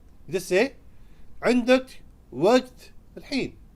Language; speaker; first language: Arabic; non-native, fluent; Urdu